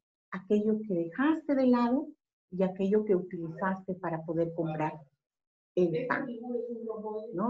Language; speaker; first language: Spanish; native; Spanish